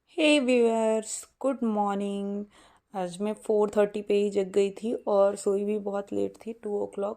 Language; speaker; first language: Hindi; native; Hindi